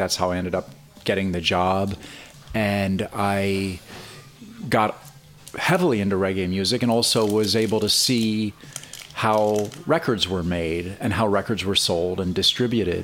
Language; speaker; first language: English; native; English